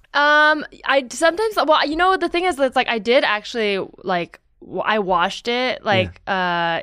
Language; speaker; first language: English; native; English